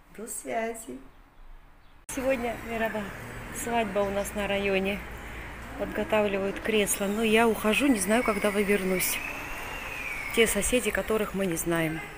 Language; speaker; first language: Russian; native; Russian